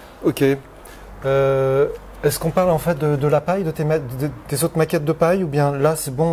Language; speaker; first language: French; native; French